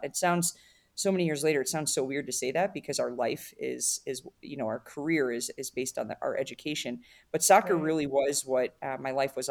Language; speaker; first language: English; native; English